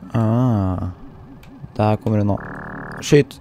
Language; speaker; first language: Norwegian; native; Norwegian